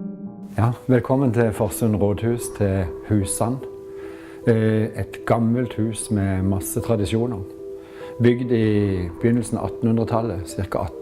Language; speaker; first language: Norwegian; native; Norwegian